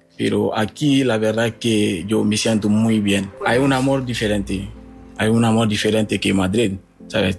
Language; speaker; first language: Spanish; non-native, learner; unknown